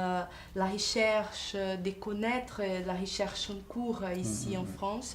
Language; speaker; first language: French; non-native, fluent; Portuguese